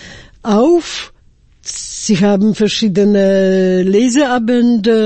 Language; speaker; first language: German; non-native, fluent; Polish